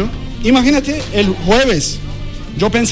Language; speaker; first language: Spanish; non-native, learner; Turkish